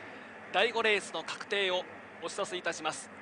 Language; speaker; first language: Japanese; native; Japanese